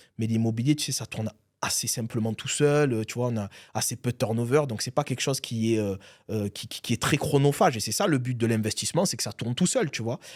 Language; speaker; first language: French; early bilingual, other home language; Arabic